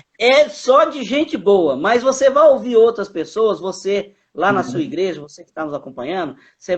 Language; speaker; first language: Portuguese; native; Portuguese